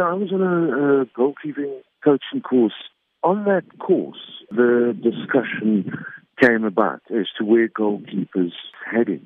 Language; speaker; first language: English; native; English